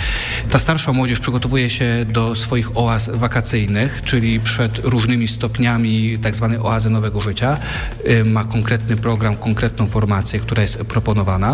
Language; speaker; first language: Polish; native; Polish